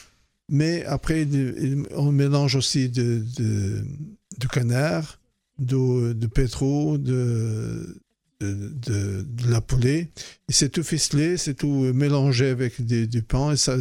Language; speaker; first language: French; non-native, fluent; Portuguese